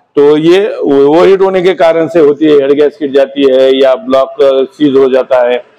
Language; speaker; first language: Hindi; non-native, local second language; Marathi